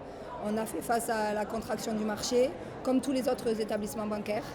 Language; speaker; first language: French; native; French